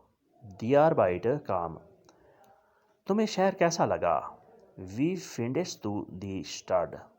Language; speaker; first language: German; non-native, fluent; Urdu